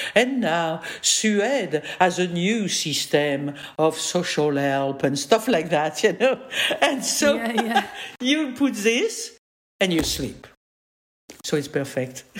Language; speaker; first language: English; non-native, fluent; French